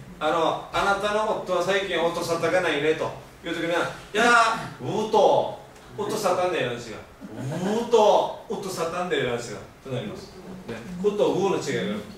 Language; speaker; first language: Japanese; native; Japanese